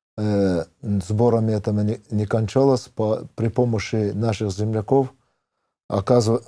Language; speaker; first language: Russian; non-native, local second language; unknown